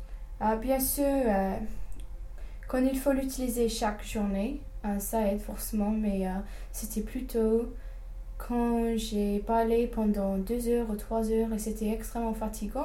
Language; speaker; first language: French; non-native, fluent; English